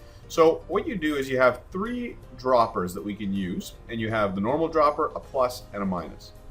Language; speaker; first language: English; native; English